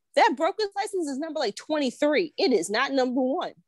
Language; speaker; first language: English; native; English